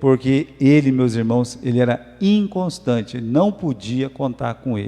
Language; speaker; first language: Portuguese; native; Portuguese